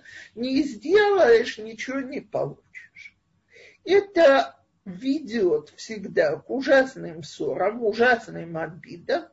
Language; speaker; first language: Russian; native; Russian